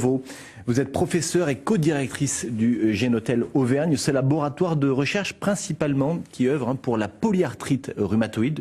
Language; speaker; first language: French; native; French